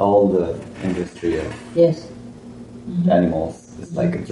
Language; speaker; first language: English; non-native, learner; Spanish